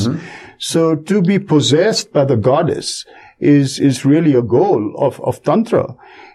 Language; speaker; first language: English; non-native, local second language; Bangla